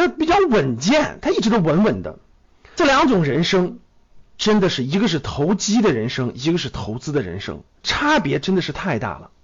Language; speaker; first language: Chinese; native; Chinese